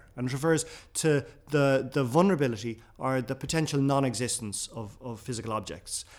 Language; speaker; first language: English; non-native, local second language; Irish